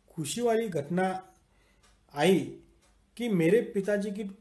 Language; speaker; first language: Hindi; non-native, local second language; Marathi